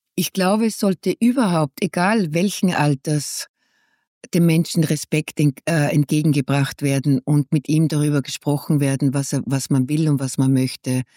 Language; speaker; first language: German; native; German